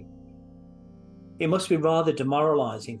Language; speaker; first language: English; native; English